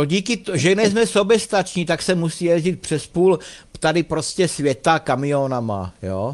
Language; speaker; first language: Czech; native; Czech